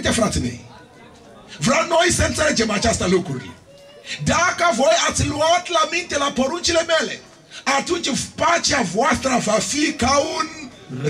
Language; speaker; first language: Romanian; non-native, learner; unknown